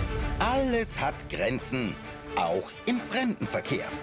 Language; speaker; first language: German; native; German